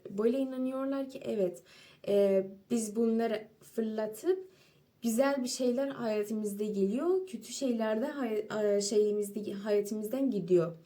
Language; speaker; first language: Turkish; non-native, fluent; Persian